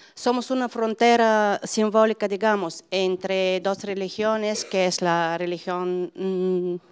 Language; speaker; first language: Spanish; non-native, fluent; Bulgarian